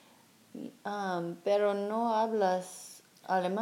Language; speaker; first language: Spanish; non-native, learner; English